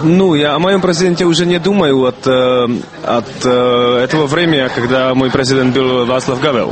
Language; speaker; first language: Russian; non-native, learner; Czech